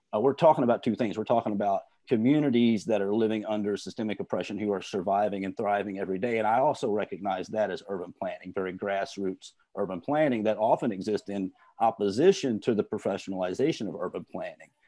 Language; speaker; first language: English; native; English